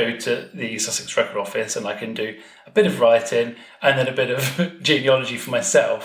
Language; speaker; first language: English; native; English